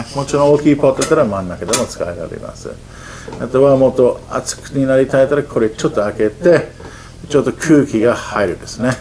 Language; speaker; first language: Japanese; non-native, fluent; English